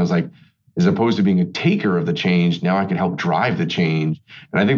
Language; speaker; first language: English; native; English